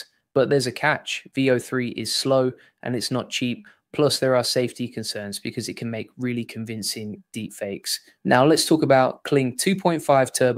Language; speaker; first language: English; native; English